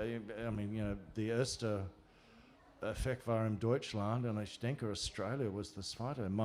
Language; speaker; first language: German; non-native, learner; English